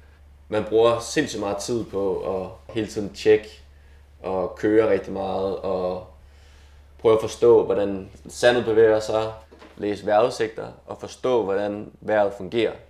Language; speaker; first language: Danish; native; Danish